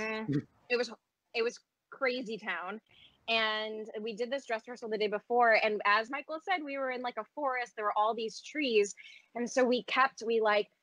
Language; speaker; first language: English; native; English